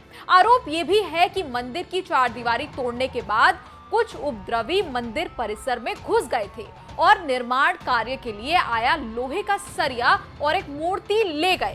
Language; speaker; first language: Hindi; native; Hindi